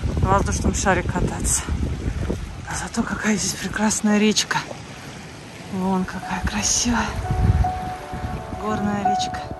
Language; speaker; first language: Russian; native; Russian